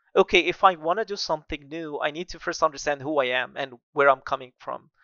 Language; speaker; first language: English; non-native, fluent; Arabic